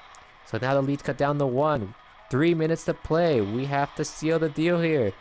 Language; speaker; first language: English; native; English